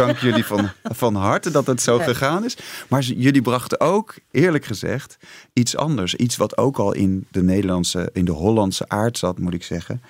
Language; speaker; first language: Dutch; native; Dutch